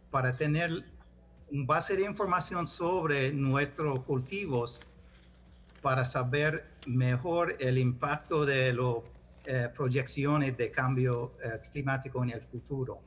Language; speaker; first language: Spanish; non-native, fluent; English